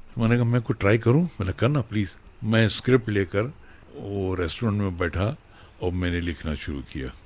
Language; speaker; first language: Hindi; native; Hindi